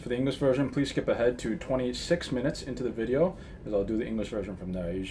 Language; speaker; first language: English; early bilingual, other home language; Japanese